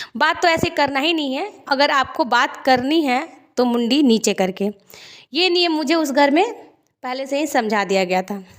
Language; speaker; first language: Hindi; native; Hindi